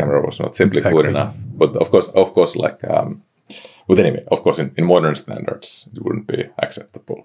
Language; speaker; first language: English; non-native, fluent; Finnish